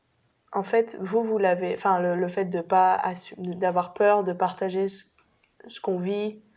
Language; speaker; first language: French; native; French